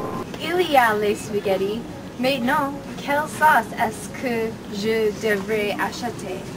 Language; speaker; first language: French; non-native, learner; English